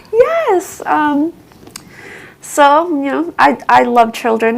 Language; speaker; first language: English; native; English